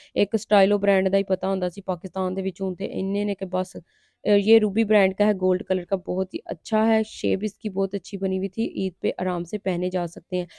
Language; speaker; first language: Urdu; non-native, local second language; Punjabi